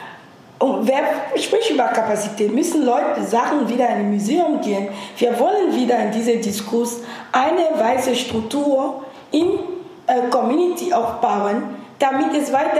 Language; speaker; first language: German; non-native, fluent; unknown